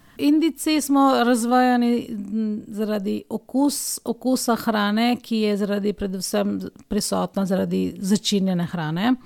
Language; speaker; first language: Slovenian; non-native, fluent; Hindi